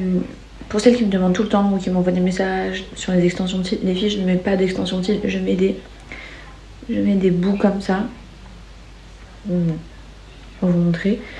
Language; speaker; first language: French; native; French